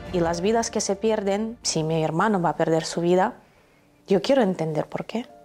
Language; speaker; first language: Spanish; non-native, fluent; Ukrainian